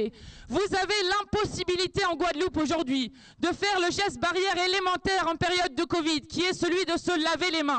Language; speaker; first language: French; native; French